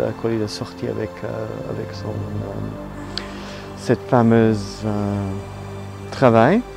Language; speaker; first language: French; non-native, learner; Italian